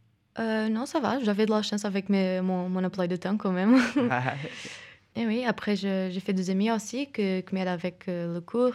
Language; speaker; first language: French; non-native, fluent; Portuguese